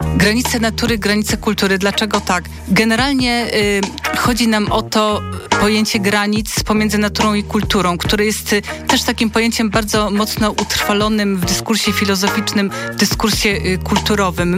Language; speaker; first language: Polish; native; Polish